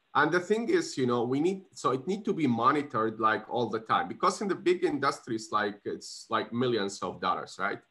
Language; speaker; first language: English; non-native, fluent; Arabic